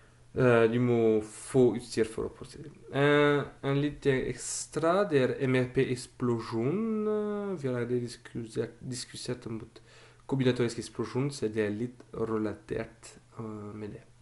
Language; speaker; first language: Norwegian; non-native, fluent; French